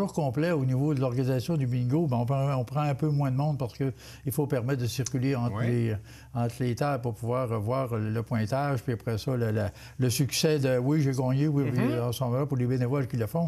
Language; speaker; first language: French; native; French